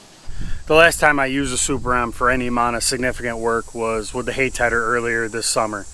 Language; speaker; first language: English; native; English